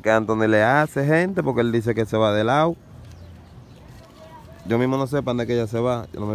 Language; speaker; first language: Spanish; native; Spanish